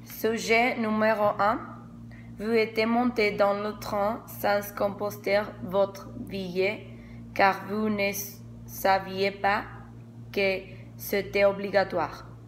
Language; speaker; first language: French; non-native, learner; Spanish